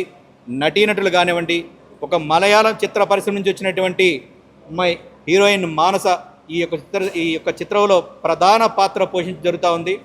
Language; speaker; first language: Telugu; native; Telugu